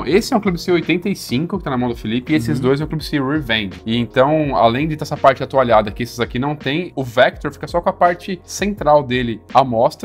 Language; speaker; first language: Portuguese; native; Portuguese